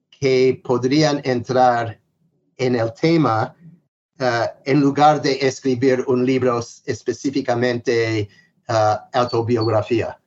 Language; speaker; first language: Spanish; non-native, fluent; English